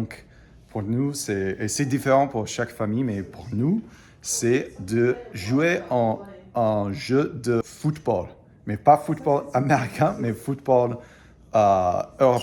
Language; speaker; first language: French; non-native, fluent; English